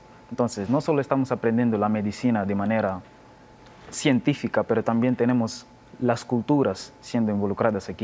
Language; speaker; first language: Spanish; non-native, learner; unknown